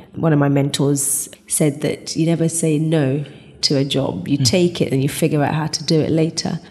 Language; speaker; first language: English; native; English